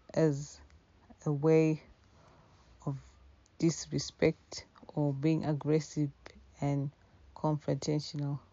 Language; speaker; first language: English; non-native, local second language; Shona